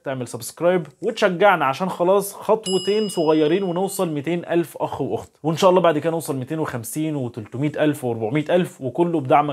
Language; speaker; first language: Arabic; native; Arabic